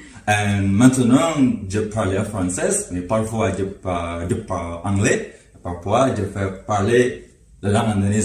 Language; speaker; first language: French; non-native, learner; Indonesian